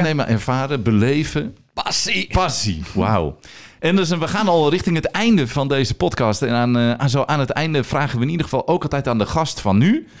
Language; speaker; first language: Dutch; native; Dutch